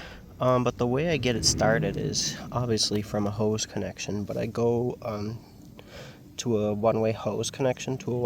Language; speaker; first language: English; native; English